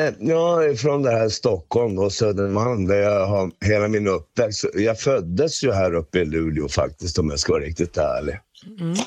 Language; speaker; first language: Swedish; native; Swedish